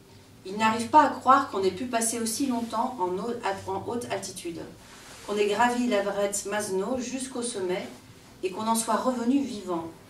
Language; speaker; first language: French; native; French